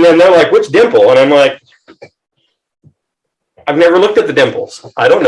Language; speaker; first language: English; native; English